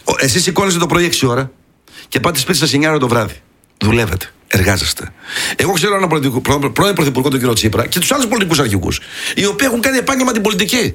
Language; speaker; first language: Greek; early bilingual, heritage; Greek